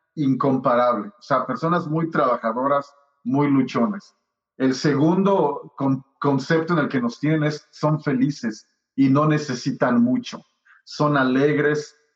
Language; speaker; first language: Spanish; native; Spanish